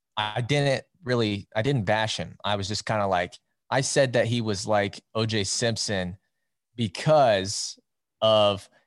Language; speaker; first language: English; native; English